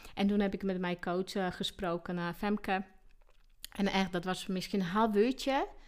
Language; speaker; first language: Dutch; non-native, fluent; Slovak